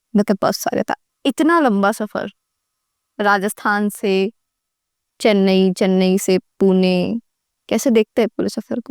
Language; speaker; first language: Hindi; native; Hindi